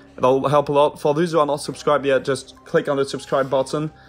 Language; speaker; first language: English; non-native, fluent; French